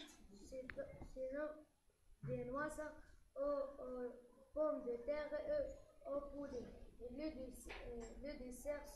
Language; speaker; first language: French; non-native, learner; Arabic